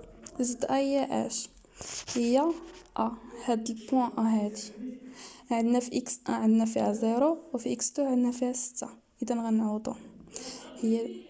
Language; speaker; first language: Arabic; native; Arabic